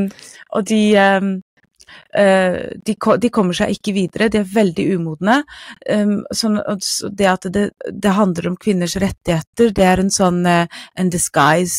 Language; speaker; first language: Norwegian; non-native, fluent; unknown